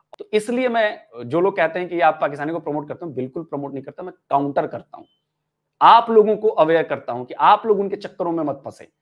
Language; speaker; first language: Hindi; native; Hindi